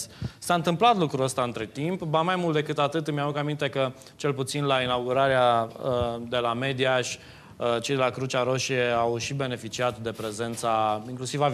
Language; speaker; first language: Romanian; native; Romanian